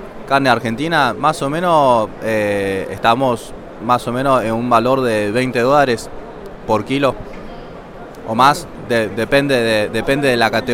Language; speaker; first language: Spanish; non-native, fluent; Chinese